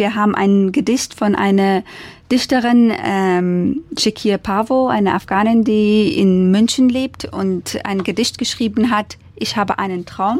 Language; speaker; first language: German; non-native, fluent; Persian